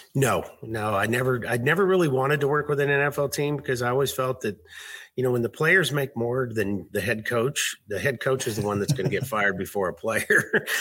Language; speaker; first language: English; native; English